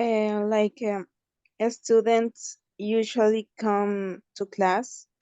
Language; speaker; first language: English; non-native, learner; Spanish